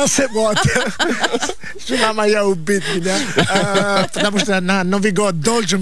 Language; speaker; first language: Russian; non-native, learner; Italian